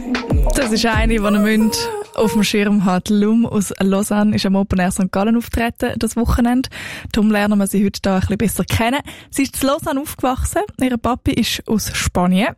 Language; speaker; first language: German; native; German